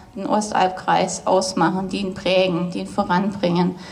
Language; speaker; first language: German; native; German